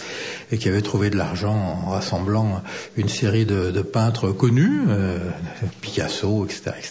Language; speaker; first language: French; native; French